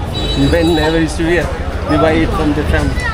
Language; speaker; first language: English; non-native, local second language; Hindi